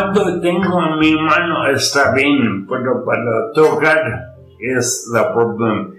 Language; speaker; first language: Spanish; non-native, learner; English